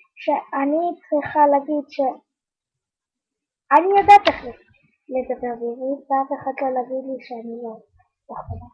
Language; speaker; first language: Hebrew; early bilingual, heritage; English